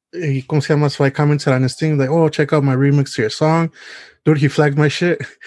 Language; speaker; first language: English; early bilingual, other home language; Spanish